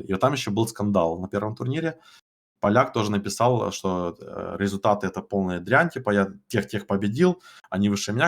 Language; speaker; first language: Russian; native; Russian